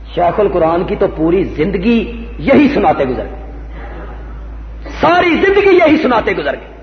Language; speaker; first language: Urdu; non-native, local second language; Punjabi